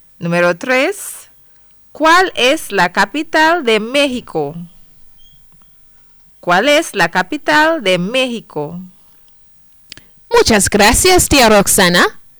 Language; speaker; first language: Spanish; non-native, fluent; English